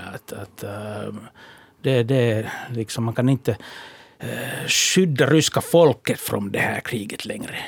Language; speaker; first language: Swedish; non-native, local second language; Finnish